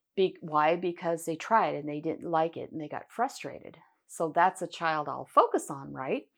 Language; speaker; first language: English; native; English